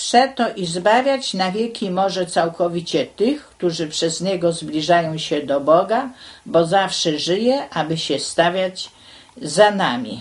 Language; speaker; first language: Polish; native; Polish